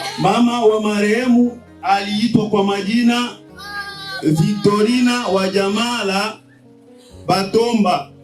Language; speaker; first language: Swahili; non-native, local second language; Bembe